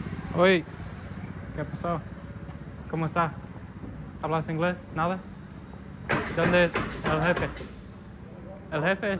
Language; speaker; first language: Spanish; non-native, learner; English